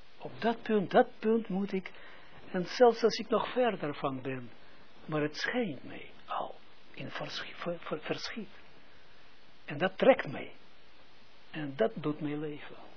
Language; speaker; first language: Dutch; non-native, fluent; Hebrew